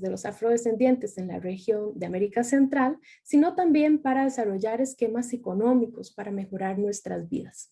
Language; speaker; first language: Spanish; native; Spanish